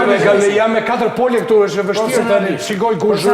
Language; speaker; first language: Albanian; native; Albanian